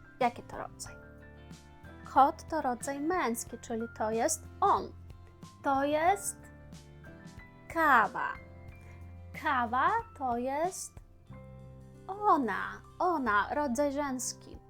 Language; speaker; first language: Polish; non-native, fluent; Ukrainian